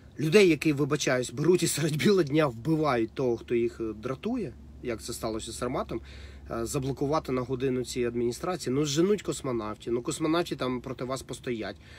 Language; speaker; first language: Ukrainian; non-native, local second language; Russian